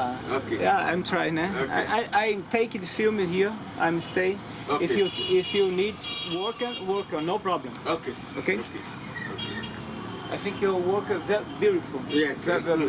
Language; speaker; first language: English; non-native, learner; Portuguese